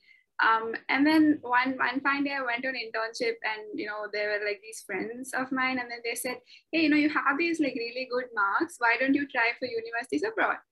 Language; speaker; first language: English; non-native, local second language; Tamil